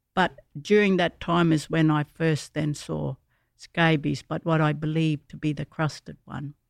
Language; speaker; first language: English; native; English